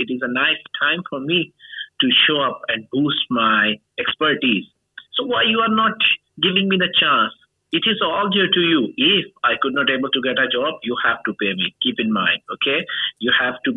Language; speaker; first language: English; non-native, local second language; Urdu